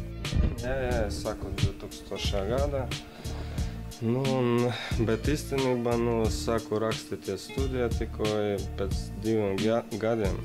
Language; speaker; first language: Latvian; non-native, local second language; Russian